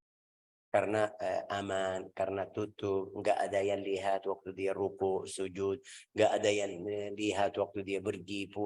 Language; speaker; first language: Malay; non-native, fluent; Arabic